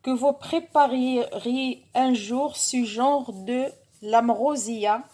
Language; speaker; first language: French; non-native, local second language; Arabic